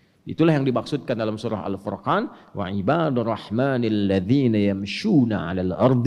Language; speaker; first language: Indonesian; native; Indonesian